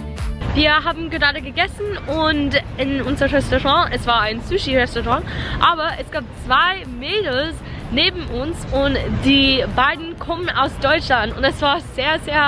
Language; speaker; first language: German; non-native, learner; English